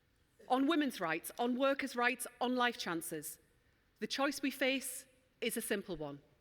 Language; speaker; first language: English; native; English